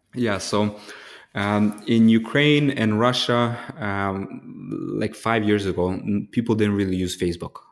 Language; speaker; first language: English; early bilingual, other home language; Ukrainian